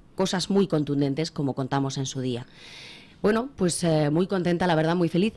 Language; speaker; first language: Spanish; native; Spanish